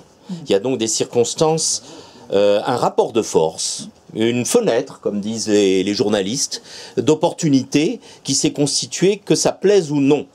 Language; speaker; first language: French; native; French